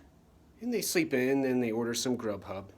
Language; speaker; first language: English; native; English